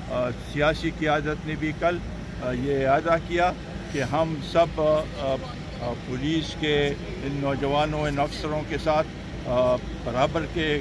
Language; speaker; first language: Urdu; non-native, local second language; Pashto